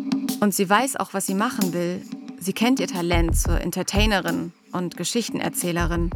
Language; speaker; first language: German; native; German